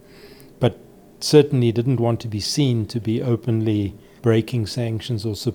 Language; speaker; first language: English; native; English